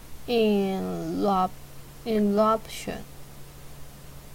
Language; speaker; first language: English; non-native, learner; Chinese